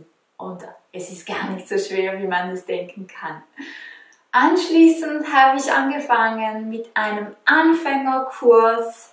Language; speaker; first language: German; non-native, fluent; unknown